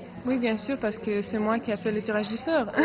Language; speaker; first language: French; non-native, fluent; Russian